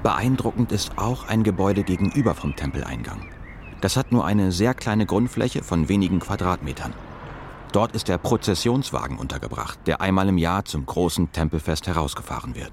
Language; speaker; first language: German; native; German